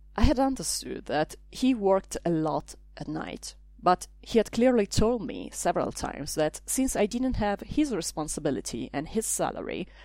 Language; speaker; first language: English; non-native, fluent; Italian